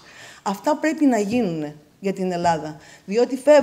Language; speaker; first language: Greek; native; Greek